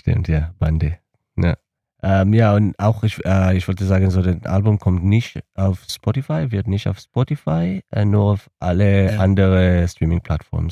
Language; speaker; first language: German; non-native, learner; Hebrew